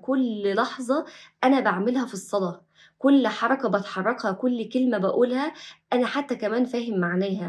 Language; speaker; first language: Arabic; native; Arabic